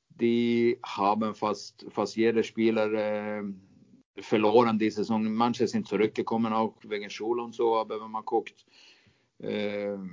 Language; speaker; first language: German; non-native, fluent; Swedish